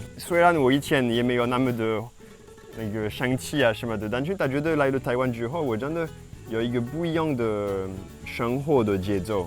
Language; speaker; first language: Chinese; non-native, fluent; French